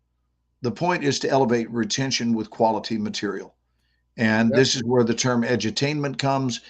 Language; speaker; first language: English; native; English